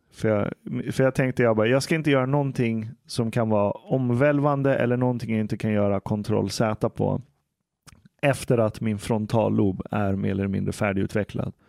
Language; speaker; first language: Swedish; native; Swedish